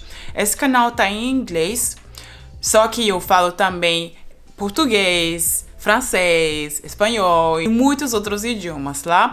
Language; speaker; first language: Portuguese; non-native, fluent; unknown